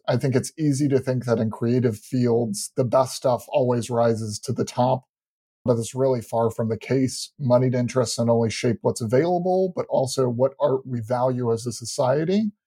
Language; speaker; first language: English; native; English